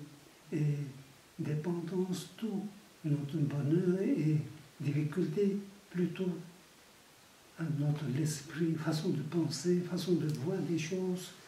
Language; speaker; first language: French; non-native, fluent; Tibetan